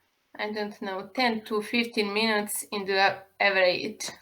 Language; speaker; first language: English; non-native, learner; Serbian